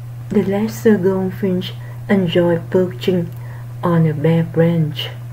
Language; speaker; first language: English; non-native, fluent; Vietnamese